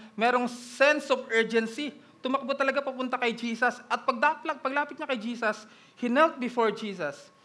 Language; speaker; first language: Filipino; native; Filipino